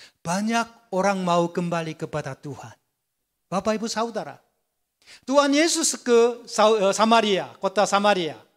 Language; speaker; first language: Indonesian; non-native, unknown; Korean